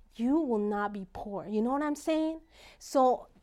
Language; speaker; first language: English; non-native, fluent; Spanish